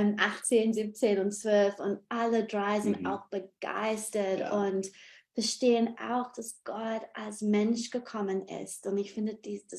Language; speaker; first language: German; non-native, fluent; English